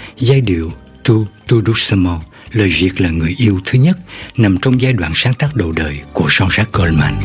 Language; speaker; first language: Vietnamese; native; Vietnamese